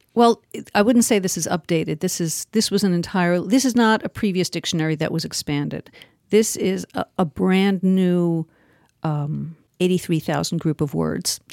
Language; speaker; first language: English; early bilingual, other home language; Yiddish